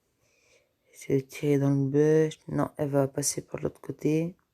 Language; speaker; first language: French; native; French